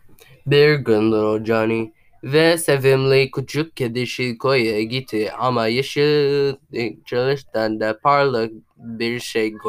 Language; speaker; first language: Turkish; non-native, learner; English